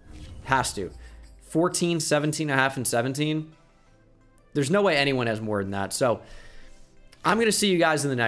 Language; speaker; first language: English; native; English